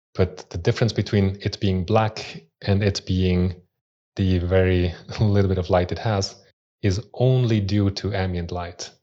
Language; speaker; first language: English; early bilingual, other home language; Swiss German